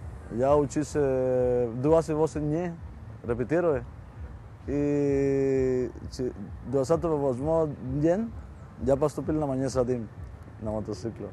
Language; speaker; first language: Russian; non-native, learner; Spanish